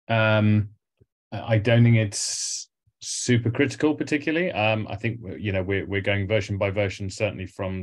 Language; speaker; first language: English; native; English